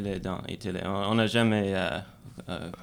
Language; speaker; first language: French; non-native, learner; English